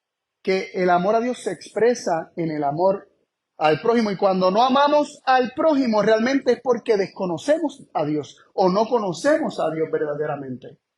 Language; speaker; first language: Spanish; native; Spanish